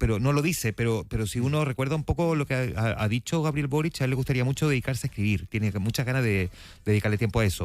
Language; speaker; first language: Spanish; native; Spanish